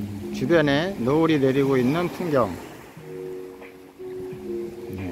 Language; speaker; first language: Korean; native; Korean